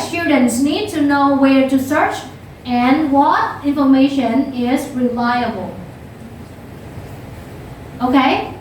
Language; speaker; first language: English; non-native, fluent; Vietnamese